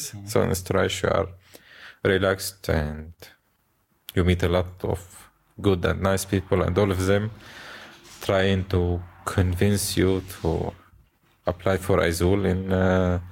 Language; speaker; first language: English; non-native, fluent; Arabic